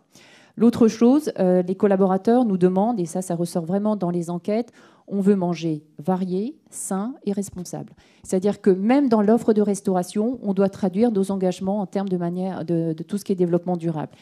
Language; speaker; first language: French; native; French